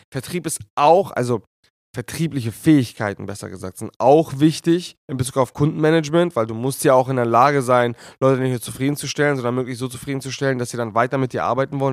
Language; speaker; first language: German; native; German